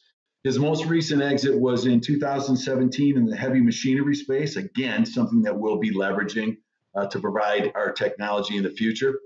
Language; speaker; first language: English; native; English